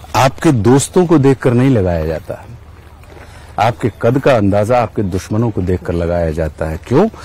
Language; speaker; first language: Hindi; native; Hindi